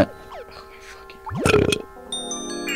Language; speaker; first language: English; native; English